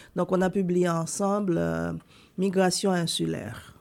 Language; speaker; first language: French; non-native, local second language; Haitian Creole